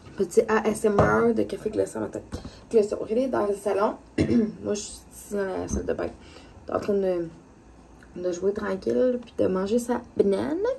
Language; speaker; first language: French; native; French